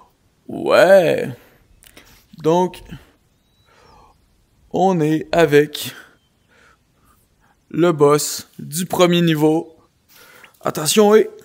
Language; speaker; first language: French; native; French